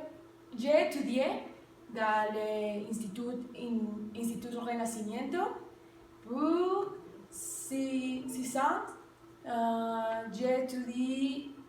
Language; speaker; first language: French; non-native, learner; Spanish